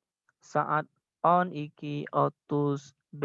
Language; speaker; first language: Turkish; non-native, learner; Indonesian